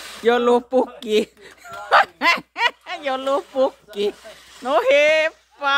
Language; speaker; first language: Finnish; non-native, learner; Thai